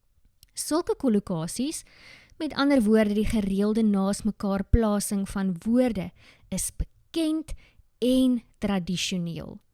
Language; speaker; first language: Afrikaans; native; Afrikaans